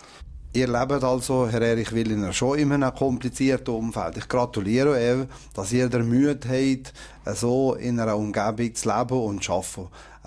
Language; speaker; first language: German; native; German